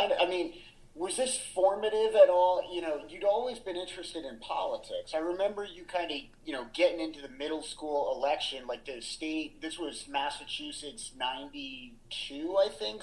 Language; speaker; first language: English; native; English